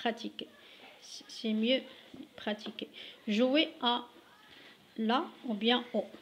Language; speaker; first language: French; non-native, local second language; Arabic